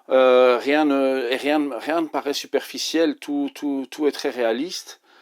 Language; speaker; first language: French; native; French